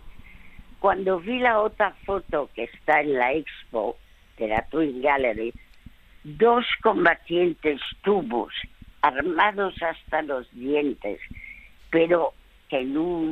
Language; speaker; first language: Spanish; early bilingual, other home language; French